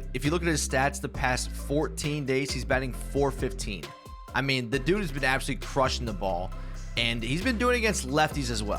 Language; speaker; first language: English; native; English